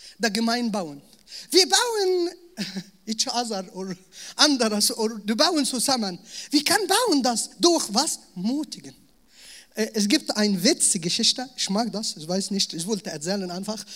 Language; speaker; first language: German; non-native, learner; Arabic